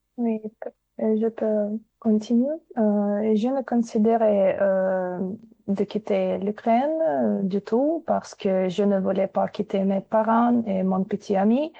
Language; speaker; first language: French; non-native, fluent; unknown